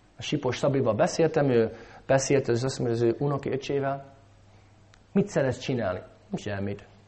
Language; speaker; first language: Hungarian; non-native, fluent; English